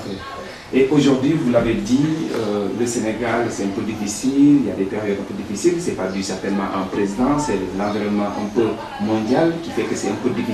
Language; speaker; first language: French; non-native, local second language; Wolof